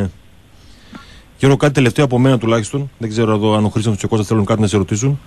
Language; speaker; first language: Greek; native; Greek